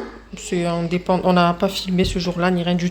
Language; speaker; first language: French; native; French